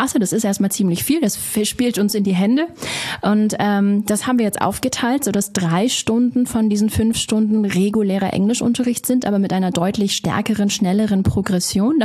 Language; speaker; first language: German; native; German